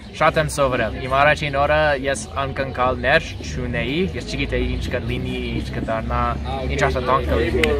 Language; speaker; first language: Armenian; non-native, learner; English